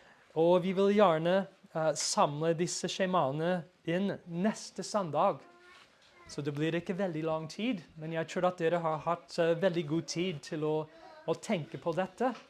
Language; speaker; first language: Norwegian; non-native, fluent; English